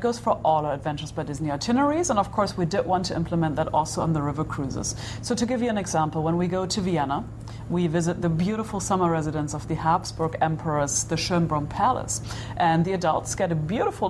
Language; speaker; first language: English; non-native, fluent; German